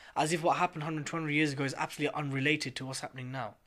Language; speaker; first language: English; native; English